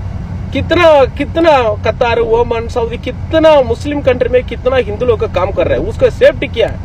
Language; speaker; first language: Hindi; non-native, local second language; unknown